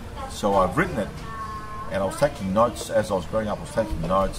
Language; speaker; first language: English; early bilingual, other home language; Greek